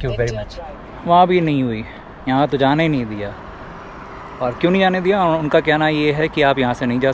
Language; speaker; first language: Hindi; native; Hindi